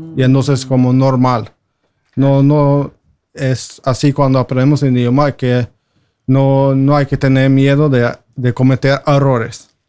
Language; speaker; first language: Spanish; non-native, fluent; Norwegian